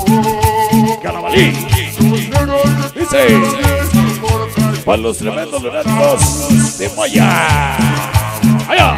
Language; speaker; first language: Spanish; native; Spanish